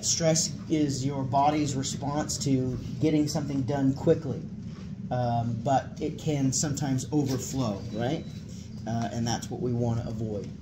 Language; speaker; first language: English; native; English